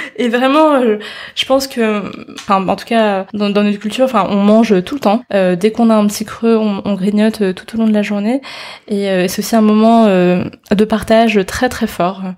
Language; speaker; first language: French; native; French